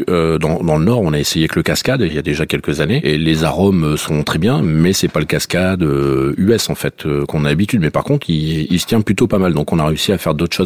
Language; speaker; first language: French; native; French